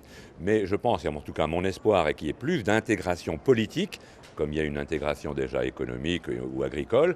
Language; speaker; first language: French; native; French